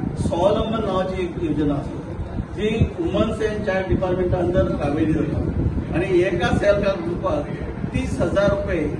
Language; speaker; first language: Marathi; non-native, local second language; Konkani